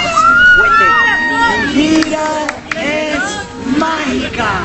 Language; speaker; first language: Spanish; non-native, learner; English